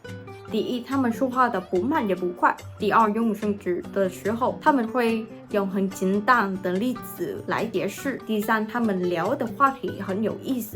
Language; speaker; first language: Chinese; non-native, learner; Vietnamese